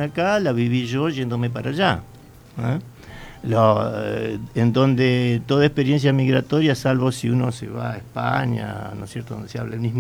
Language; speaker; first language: Spanish; native; Spanish